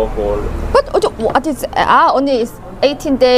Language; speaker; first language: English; non-native, learner; Korean